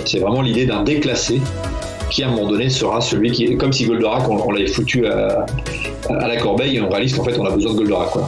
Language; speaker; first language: French; native; French